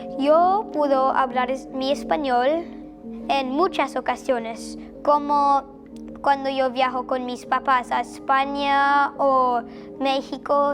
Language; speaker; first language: Spanish; non-native, fluent; English